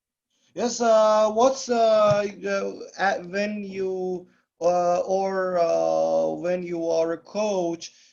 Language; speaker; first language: English; non-native, learner; Persian